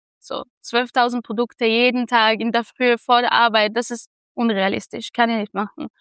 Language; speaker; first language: German; non-native, fluent; Arabic